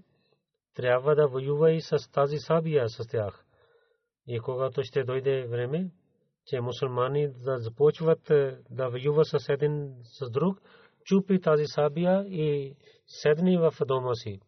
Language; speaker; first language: Bulgarian; non-native, learner; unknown